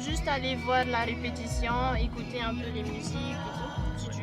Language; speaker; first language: French; native; French